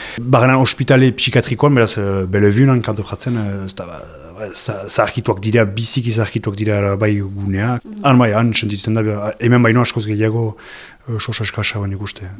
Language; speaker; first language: Basque; native; Basque